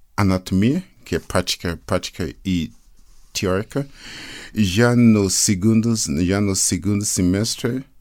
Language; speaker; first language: Portuguese; non-native, fluent; English